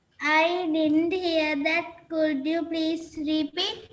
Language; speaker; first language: English; non-native, learner; Sinhala